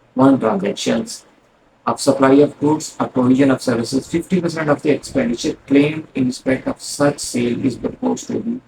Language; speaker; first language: English; non-native, local second language; Urdu